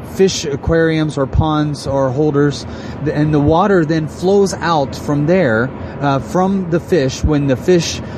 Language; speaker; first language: English; native; English